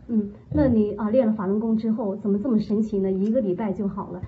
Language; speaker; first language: Chinese; native; Chinese